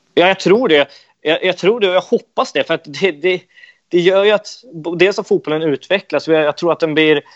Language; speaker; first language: Swedish; native; Swedish